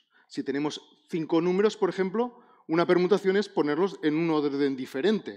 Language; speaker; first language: Spanish; native; Spanish